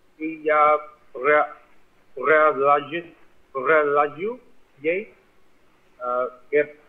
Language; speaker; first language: Russian; non-native, learner; Vietnamese